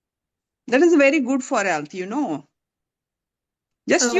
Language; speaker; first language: English; non-native, learner; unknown